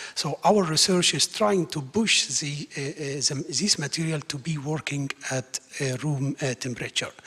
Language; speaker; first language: English; non-native, fluent; Arabic